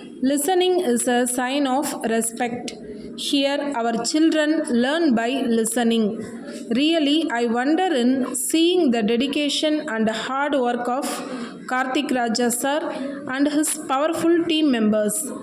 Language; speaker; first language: English; non-native, local second language; Tamil